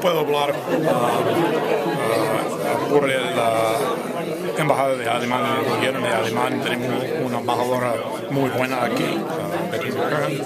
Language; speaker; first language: Spanish; non-native, fluent; English